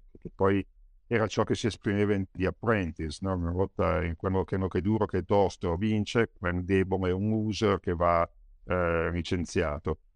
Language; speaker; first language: Italian; native; Italian